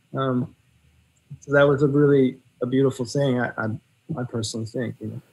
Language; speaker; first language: English; native; English